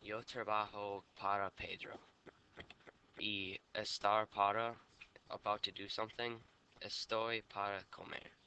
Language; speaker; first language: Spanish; non-native, learner; English